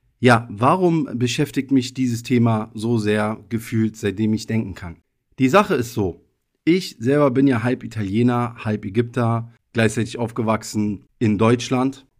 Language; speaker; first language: German; early bilingual, other home language; Italian